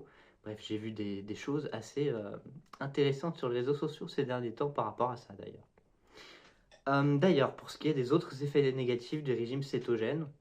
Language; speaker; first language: French; native; French